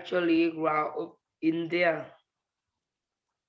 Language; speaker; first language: English; non-native, learner; Vietnamese